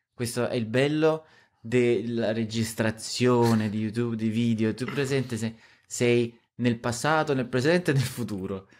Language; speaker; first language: Italian; native; Italian